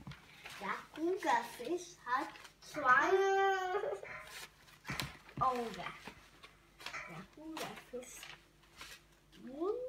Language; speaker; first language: German; non-native, learner; Hungarian